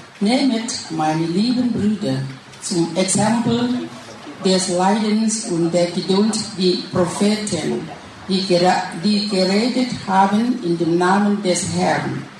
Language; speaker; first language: German; non-native, learner; Thai